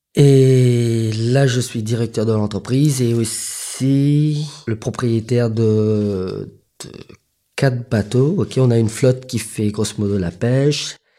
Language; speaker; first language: French; non-native, local second language; Morisyen